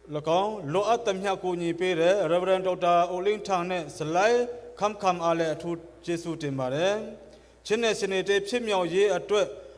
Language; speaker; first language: Burmese; non-native, local second language; Hakha Chin